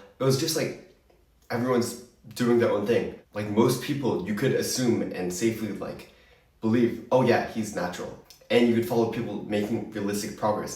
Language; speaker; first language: English; native; English